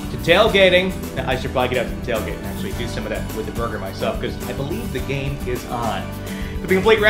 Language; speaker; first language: English; native; English